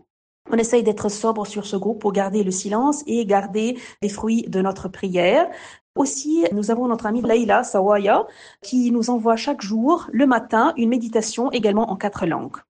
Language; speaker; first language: French; non-native, local second language; Arabic